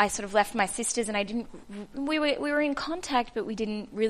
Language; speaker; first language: English; native; English